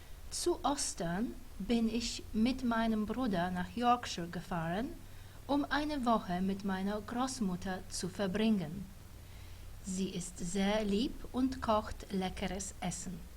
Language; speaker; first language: German; non-native, fluent; English